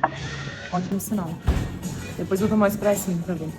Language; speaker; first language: Portuguese; native; Portuguese